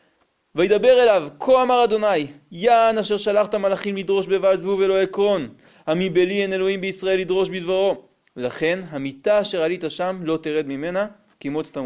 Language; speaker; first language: Hebrew; native; Hebrew